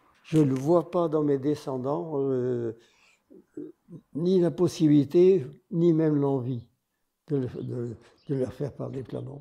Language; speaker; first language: French; non-native, local second language; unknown